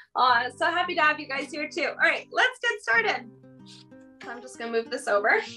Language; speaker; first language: English; native; English